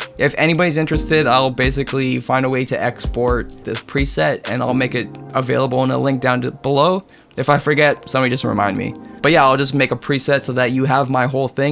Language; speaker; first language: English; native; English